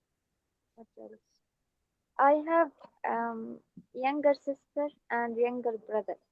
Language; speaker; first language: English; non-native, fluent; Arabic